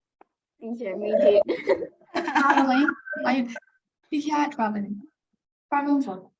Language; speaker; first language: English; non-native, learner; Burmese